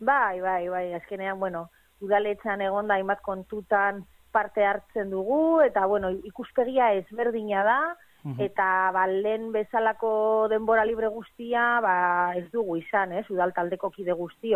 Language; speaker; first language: Basque; native; Basque